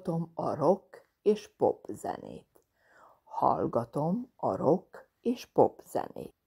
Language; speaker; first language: Hungarian; non-native, fluent; Serbian